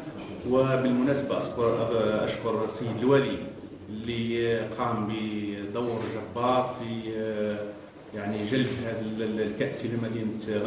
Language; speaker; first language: Arabic; native; Arabic